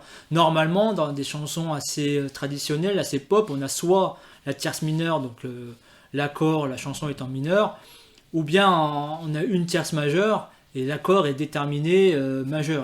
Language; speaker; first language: French; native; French